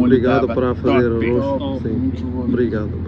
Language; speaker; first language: Portuguese; non-native, learner; Punjabi